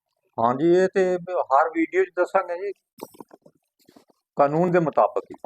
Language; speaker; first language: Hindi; non-native, local second language; Punjabi